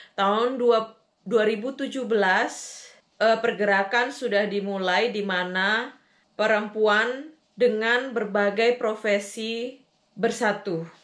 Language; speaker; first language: Indonesian; native; Indonesian